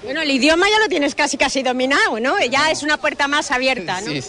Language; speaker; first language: Spanish; native; Spanish